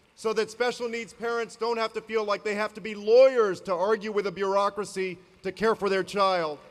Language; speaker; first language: English; native; English